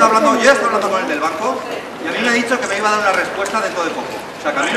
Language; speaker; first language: Spanish; native; Spanish